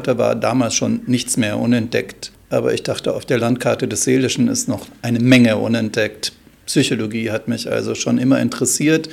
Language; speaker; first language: German; native; German